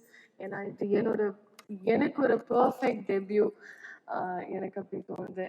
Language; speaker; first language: Tamil; non-native, learner; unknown